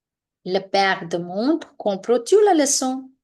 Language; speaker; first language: French; non-native, fluent; Hindi